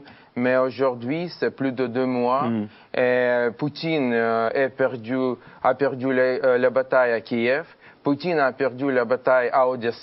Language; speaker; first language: French; non-native, fluent; Ukrainian